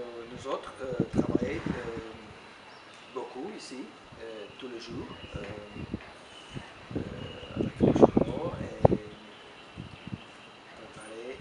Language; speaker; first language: French; non-native, learner; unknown